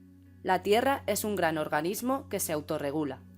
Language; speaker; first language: Spanish; native; Spanish